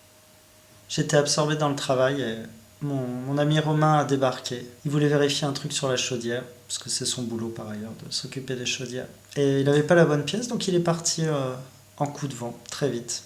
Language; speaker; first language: French; native; French